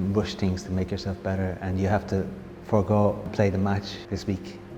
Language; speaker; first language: English; native; English